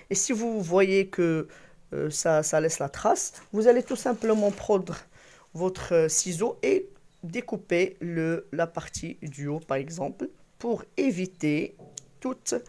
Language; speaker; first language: French; non-native, local second language; Arabic